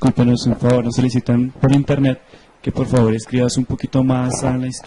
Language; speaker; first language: Spanish; native; Spanish